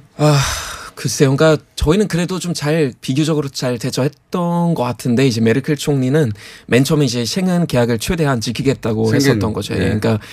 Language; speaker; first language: Korean; non-native, fluent; Turkish